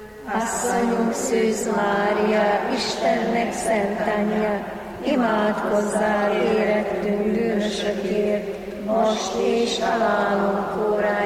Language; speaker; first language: Hungarian; native; Hungarian